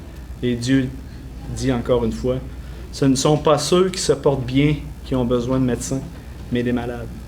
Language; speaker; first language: French; native; French